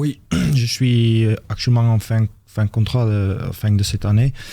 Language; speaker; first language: French; non-native, fluent; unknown